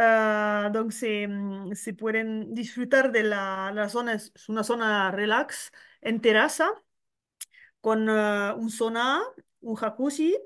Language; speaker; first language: Spanish; non-native, learner; French